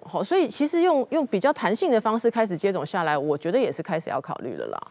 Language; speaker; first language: Chinese; native; Chinese